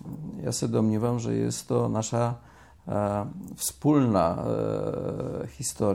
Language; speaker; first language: Slovak; non-native, learner; Polish